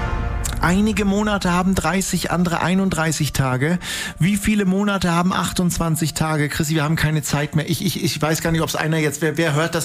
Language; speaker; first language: German; native; German